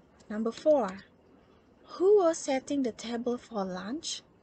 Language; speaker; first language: English; non-native, fluent; Indonesian